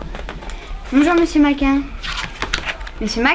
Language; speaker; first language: French; native; French